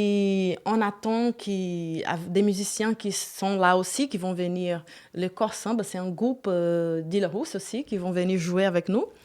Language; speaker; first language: French; non-native, fluent; Portuguese